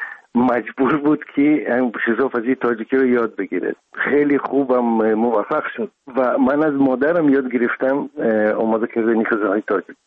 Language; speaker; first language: Persian; non-native, local second language; Russian